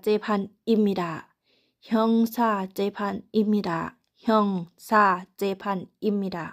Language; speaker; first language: Korean; non-native, learner; Thai